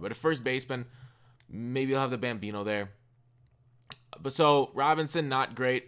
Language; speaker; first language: English; native; English